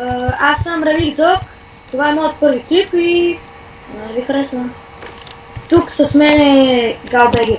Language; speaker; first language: Bulgarian; native; Bulgarian